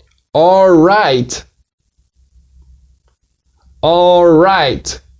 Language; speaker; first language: English; non-native, fluent; Portuguese